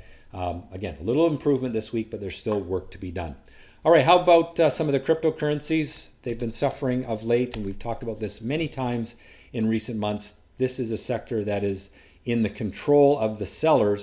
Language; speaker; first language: English; native; English